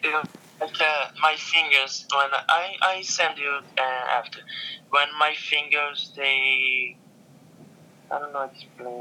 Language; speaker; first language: English; non-native, learner; Portuguese